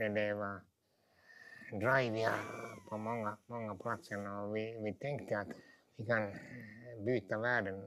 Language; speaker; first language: Swedish; non-native, local second language; Finnish